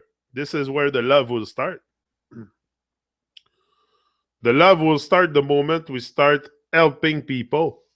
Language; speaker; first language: English; non-native, fluent; French